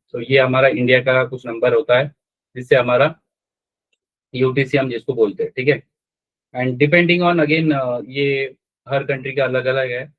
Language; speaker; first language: Hindi; non-native, local second language; Marathi